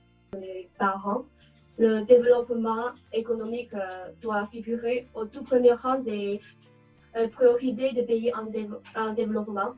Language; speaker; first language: French; non-native, fluent; Chinese